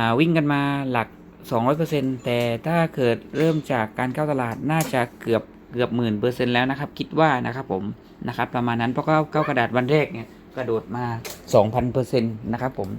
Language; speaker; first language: Thai; native; Thai